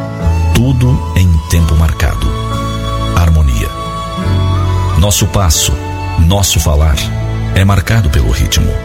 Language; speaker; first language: Portuguese; native; Portuguese